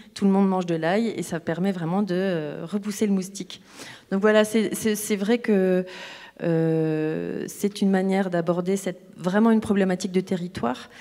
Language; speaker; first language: French; native; French